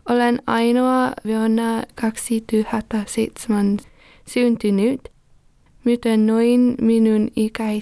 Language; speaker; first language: Finnish; non-native, learner; English